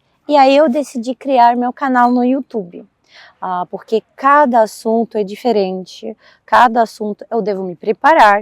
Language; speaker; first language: Portuguese; non-native, fluent; Russian